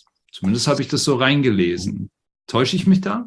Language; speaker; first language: German; native; German